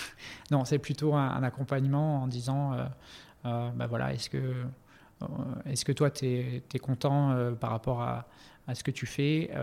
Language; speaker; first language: French; native; French